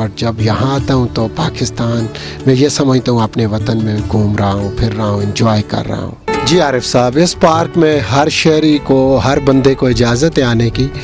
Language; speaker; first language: Urdu; non-native, local second language; Northern Hindko